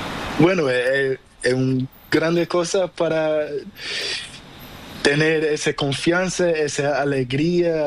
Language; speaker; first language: Spanish; non-native, learner; Portuguese